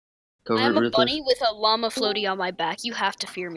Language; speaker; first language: English; native; English